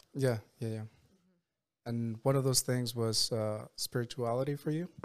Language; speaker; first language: English; non-native, fluent; Spanish